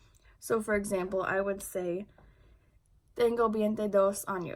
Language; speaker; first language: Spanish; non-native, learner; English